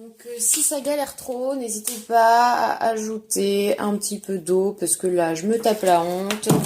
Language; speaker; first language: French; native; French